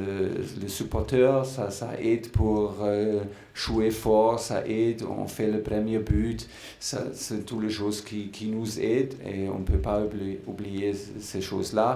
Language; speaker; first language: French; non-native, fluent; German